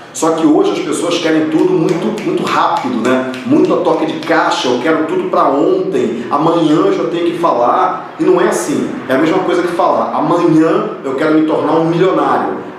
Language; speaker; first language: Portuguese; native; Portuguese